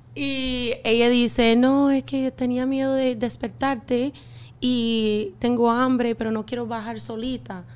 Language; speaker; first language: Spanish; non-native, fluent; English